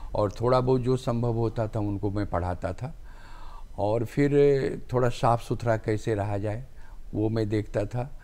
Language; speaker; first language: Hindi; native; Hindi